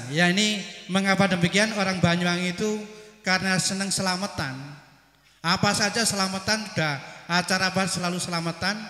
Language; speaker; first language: Indonesian; non-native, local second language; Javanese